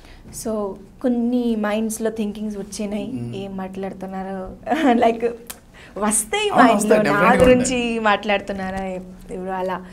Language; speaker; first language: Telugu; non-native, learner; Hindi